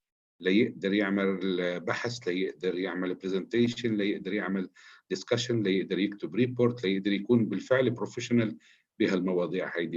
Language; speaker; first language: Arabic; native; Arabic